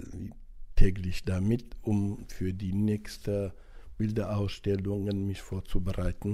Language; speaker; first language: German; non-native, fluent; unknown